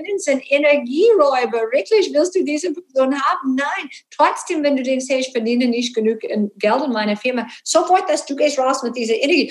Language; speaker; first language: German; non-native, learner; English